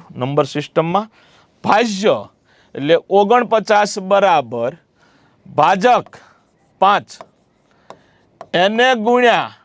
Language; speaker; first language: Gujarati; native; Gujarati